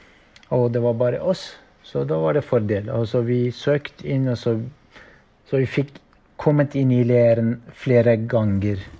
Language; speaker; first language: Norwegian; non-native, fluent; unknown